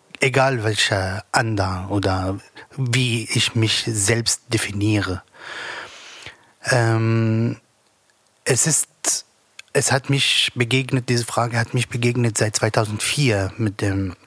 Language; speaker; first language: German; non-native, learner; Arabic